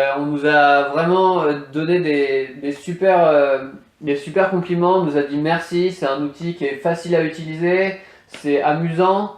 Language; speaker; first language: French; native; French